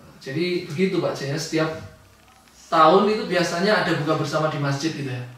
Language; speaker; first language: Indonesian; native; Indonesian